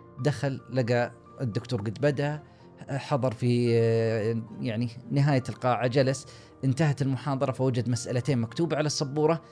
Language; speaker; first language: Arabic; native; Arabic